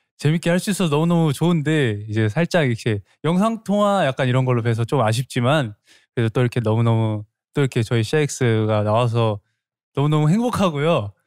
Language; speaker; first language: Korean; native; Korean